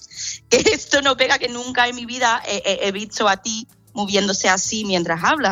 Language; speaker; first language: Spanish; non-native, fluent; English